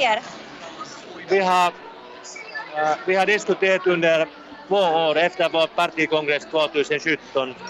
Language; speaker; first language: Swedish; non-native, local second language; Finnish